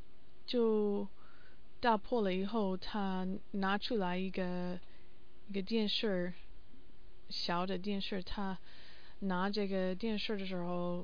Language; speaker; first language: Chinese; non-native, learner; English